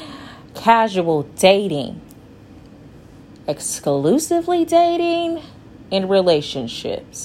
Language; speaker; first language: English; native; English